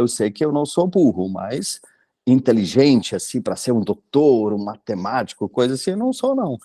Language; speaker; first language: Portuguese; non-native, fluent; German